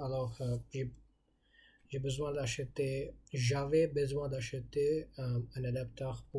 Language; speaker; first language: French; non-native, learner; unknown